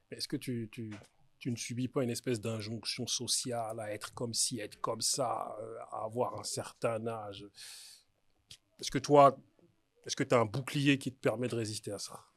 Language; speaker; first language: French; early bilingual, other home language; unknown